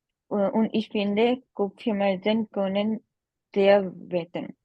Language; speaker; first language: German; non-native, learner; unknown